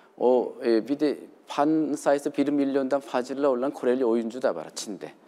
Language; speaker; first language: Turkish; non-native, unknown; Korean